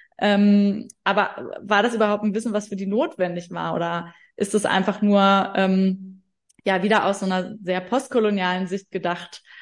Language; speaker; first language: German; native; German